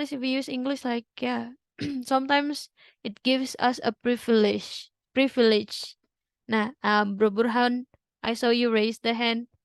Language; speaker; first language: English; non-native, fluent; Indonesian